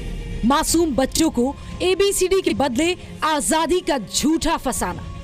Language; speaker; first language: Hindi; native; Hindi